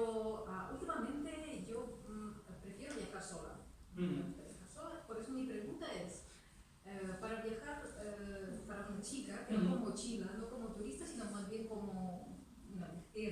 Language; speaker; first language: Spanish; non-native, fluent; Russian